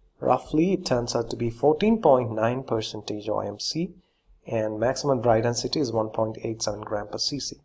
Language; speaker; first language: English; non-native, local second language; Malayalam